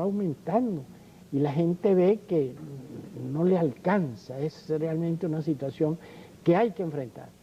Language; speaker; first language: Spanish; native; Spanish